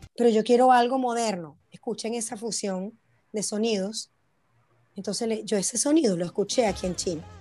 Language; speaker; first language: Spanish; native; Spanish